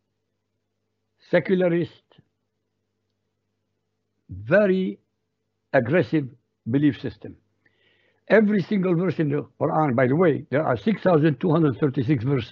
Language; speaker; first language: English; non-native, fluent; Arabic